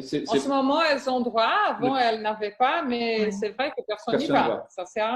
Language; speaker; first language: French; non-native, fluent; Portuguese